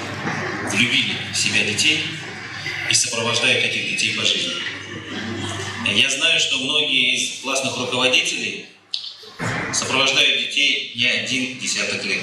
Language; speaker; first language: Russian; native; Russian